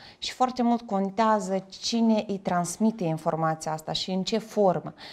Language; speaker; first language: Romanian; native; Romanian